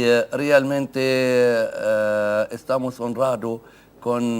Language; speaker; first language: Spanish; non-native, fluent; Arabic